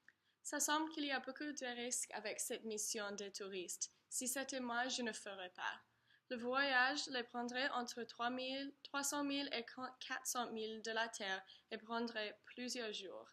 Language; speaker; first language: French; non-native, learner; English